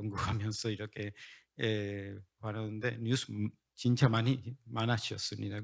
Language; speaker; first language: Korean; non-native, learner; Spanish